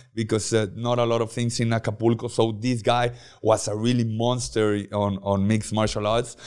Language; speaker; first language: English; non-native, learner; Spanish